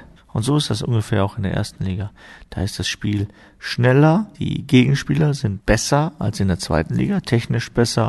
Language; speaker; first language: German; native; German